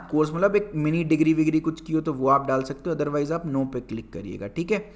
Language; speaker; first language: Hindi; native; Hindi